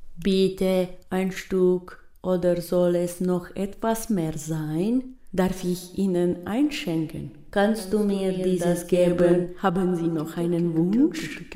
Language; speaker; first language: German; non-native, fluent; Romanian